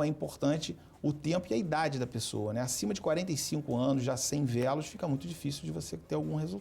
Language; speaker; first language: Portuguese; native; Portuguese